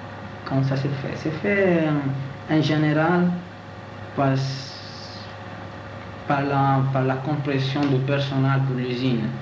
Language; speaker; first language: French; non-native, learner; Italian